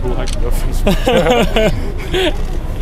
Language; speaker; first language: English; non-native, learner; Vietnamese